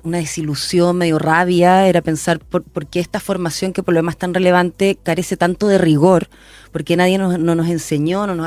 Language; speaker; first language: Spanish; native; Spanish